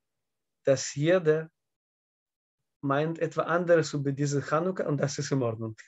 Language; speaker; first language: German; non-native, learner; Russian